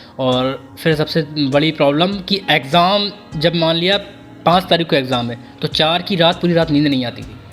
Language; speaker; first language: Hindi; native; Hindi